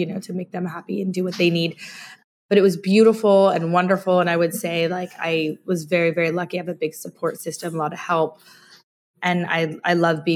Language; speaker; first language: English; native; English